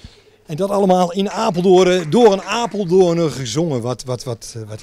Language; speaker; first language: Dutch; native; Dutch